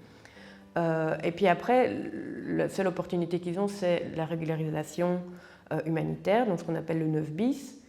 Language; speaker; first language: French; native; French